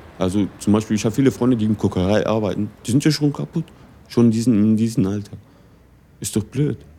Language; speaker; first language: German; early bilingual, other home language; Turkish